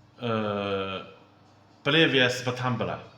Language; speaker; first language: Slovak; non-native, learner; Chinese